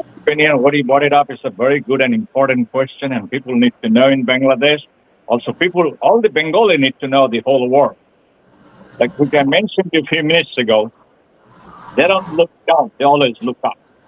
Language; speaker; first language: English; non-native, local second language; Bangla